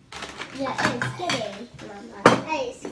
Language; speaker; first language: Swedish; early bilingual, other home language; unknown